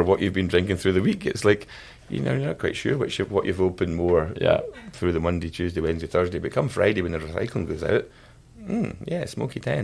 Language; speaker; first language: English; native; English